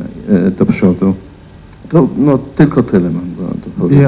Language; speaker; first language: Polish; non-native, fluent; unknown